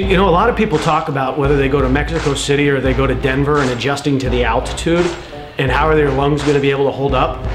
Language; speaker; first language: English; native; English